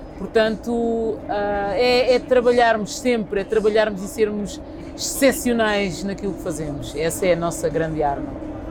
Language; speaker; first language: Portuguese; early bilingual, other home language; Kabuverdianu